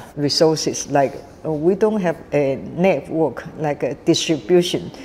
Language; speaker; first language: English; non-native, learner; Chinese